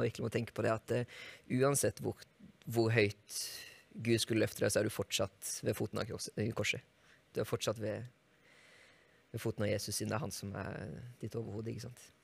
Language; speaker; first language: Norwegian; native; Norwegian